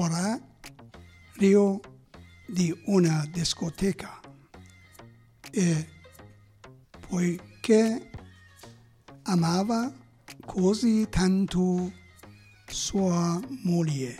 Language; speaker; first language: Italian; non-native, learner; Persian